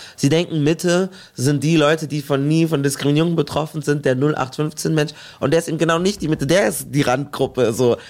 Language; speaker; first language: German; native; German